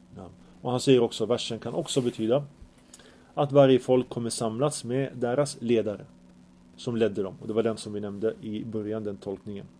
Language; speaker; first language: Swedish; early bilingual, other home language; Arabic